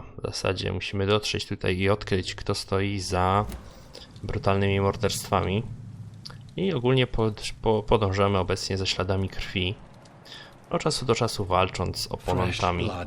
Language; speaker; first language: Polish; native; Polish